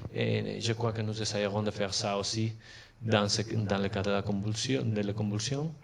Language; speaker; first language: French; non-native, fluent; Catalan